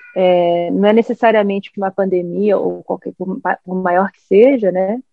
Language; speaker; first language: Portuguese; early bilingual, heritage; English